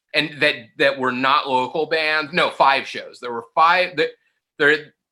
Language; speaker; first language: English; native; English